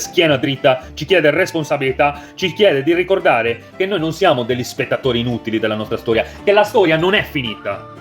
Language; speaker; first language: Italian; native; Italian